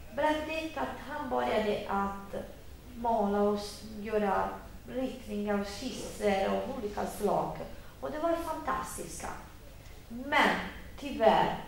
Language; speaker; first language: Swedish; non-native, fluent; Italian